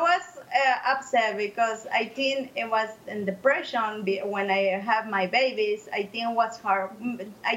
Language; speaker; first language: English; non-native, learner; Spanish